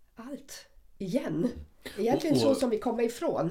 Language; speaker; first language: Swedish; non-native, fluent; German